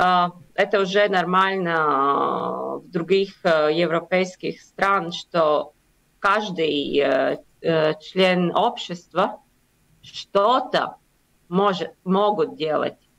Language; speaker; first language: Russian; non-native, local second language; Latvian